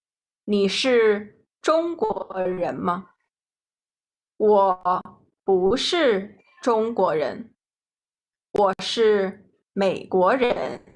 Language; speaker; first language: Chinese; non-native, fluent; Nepali